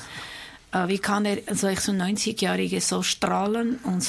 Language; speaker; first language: German; non-native, fluent; Armenian